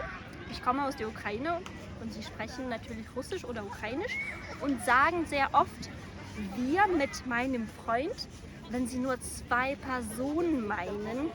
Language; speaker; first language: German; non-native, fluent; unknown